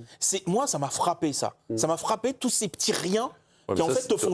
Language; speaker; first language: French; native; French